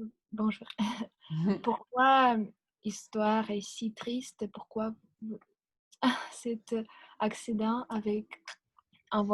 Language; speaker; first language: French; non-native, learner; Russian